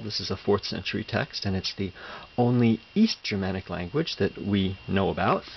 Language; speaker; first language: English; native; English